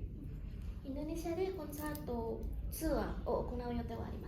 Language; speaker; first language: Japanese; non-native, fluent; Indonesian